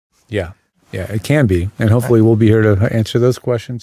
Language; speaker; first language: English; native; English